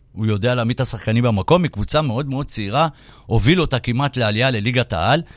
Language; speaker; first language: Hebrew; native; Hebrew